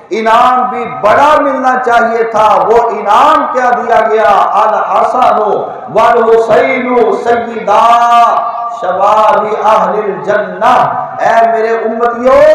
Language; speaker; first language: Urdu; non-native, local second language; Punjabi